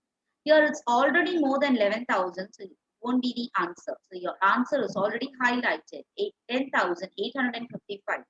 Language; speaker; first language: English; non-native, local second language; Tamil